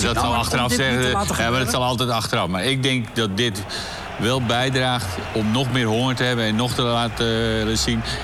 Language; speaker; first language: Dutch; native; Dutch